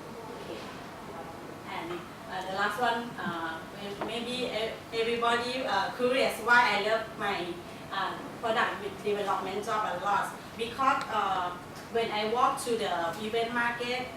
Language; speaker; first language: English; non-native, learner; Thai